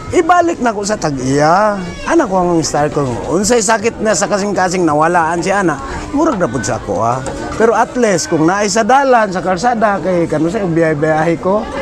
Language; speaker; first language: Cebuano; non-native, local second language; Tausug